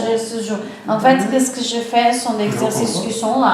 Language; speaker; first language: French; non-native, fluent; Portuguese